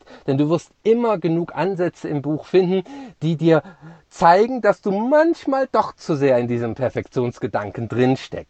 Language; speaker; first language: German; native; German